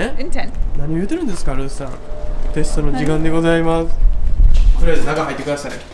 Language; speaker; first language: Japanese; native; Japanese